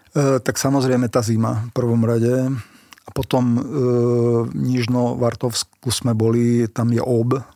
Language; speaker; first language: Slovak; non-native, local second language; Hungarian